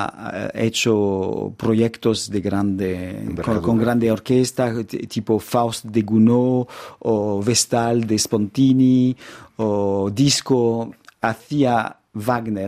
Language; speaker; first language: Spanish; non-native, fluent; French